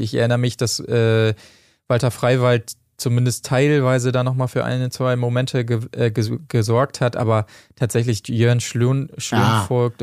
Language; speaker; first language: German; native; German